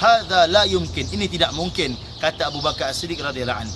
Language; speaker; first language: Malay; native; Malay